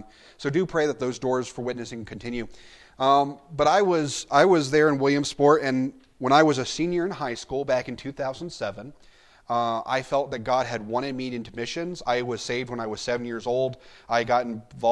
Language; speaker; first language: English; native; English